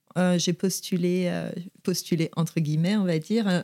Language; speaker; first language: French; native; French